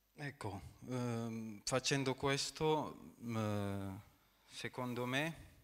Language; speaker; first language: Italian; non-native, fluent; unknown